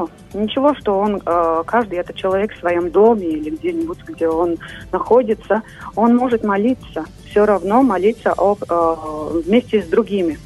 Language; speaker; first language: Russian; non-native, local second language; Latvian